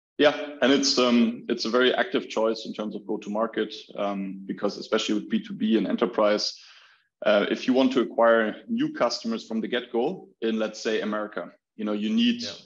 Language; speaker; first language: English; non-native, fluent; German